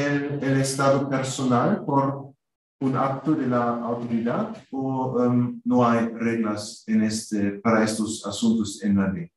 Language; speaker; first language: Spanish; non-native, fluent; German